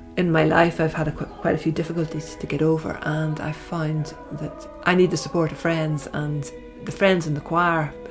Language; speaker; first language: English; native; English